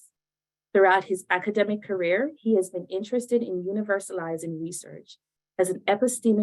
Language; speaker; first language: English; native; English